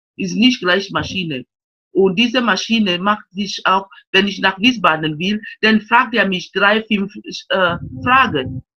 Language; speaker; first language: German; non-native, fluent; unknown